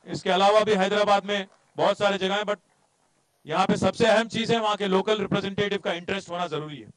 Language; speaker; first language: Hindi; non-native, local second language; Telugu